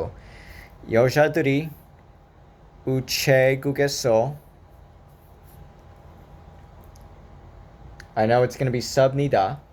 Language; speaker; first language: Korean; non-native, learner; English